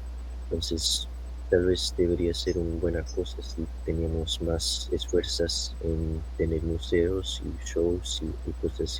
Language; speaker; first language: Spanish; non-native, fluent; English